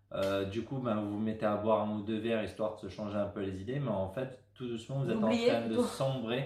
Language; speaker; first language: French; native; French